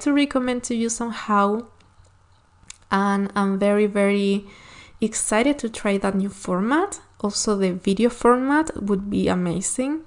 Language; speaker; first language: English; non-native, fluent; Spanish